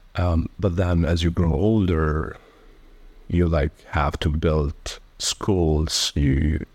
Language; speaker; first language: English; early bilingual, other home language; Albanian